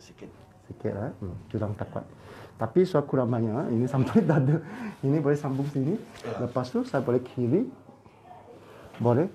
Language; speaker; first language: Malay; non-native, local second language; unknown